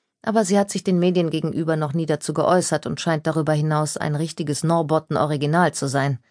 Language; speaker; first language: German; native; German